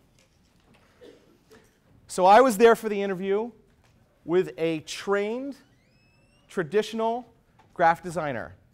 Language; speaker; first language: English; native; English